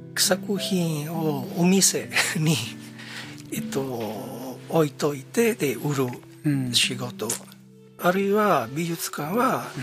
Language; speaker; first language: Japanese; non-native, fluent; Italian